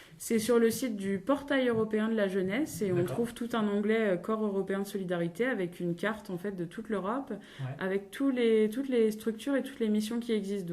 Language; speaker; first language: French; native; French